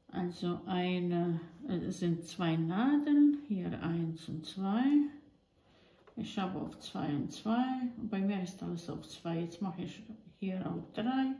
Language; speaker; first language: German; non-native, fluent; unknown